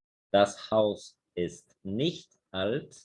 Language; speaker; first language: German; non-native, fluent; Spanish